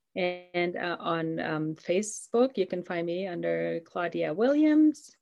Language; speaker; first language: English; non-native, fluent; German